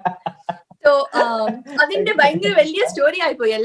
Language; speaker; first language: Malayalam; non-native, learner; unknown